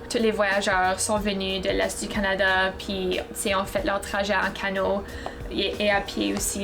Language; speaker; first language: French; native; French